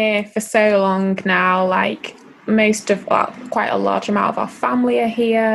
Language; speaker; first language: English; native; English